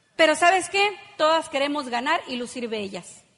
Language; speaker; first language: Spanish; native; Spanish